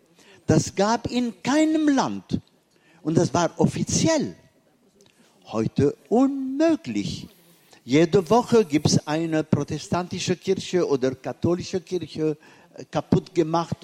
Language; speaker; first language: German; non-native, fluent; Arabic